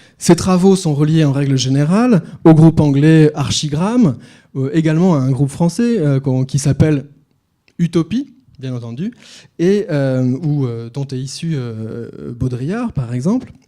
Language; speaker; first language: French; native; French